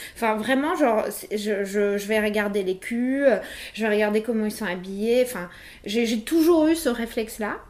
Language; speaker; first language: French; early bilingual, other home language; Polish